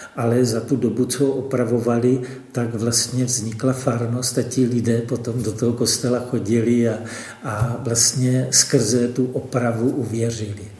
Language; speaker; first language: Czech; native; Czech